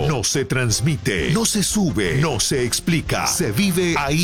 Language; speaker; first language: Spanish; native; Spanish